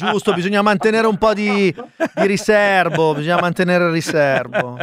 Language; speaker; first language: Italian; native; Italian